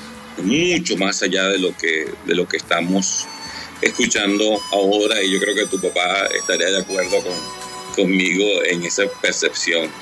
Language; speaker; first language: Spanish; native; Spanish